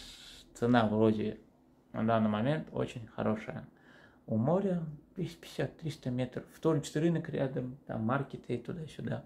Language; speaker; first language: Russian; non-native, fluent; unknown